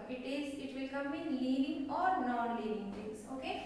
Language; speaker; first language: English; non-native, local second language; Kannada